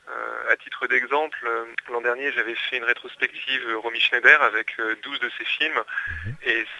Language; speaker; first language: French; native; French